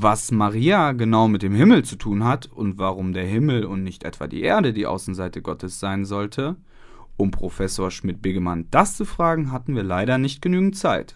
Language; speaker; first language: German; native; German